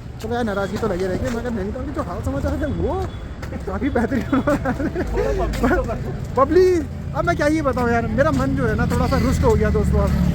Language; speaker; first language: Hindi; native; Hindi